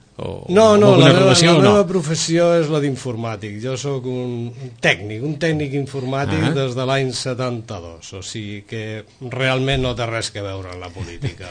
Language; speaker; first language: Catalan; non-native, local second language; Spanish